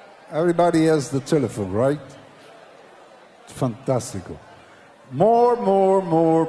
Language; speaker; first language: English; non-native, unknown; Italian